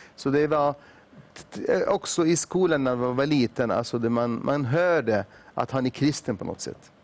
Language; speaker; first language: Swedish; non-native, fluent; Arabic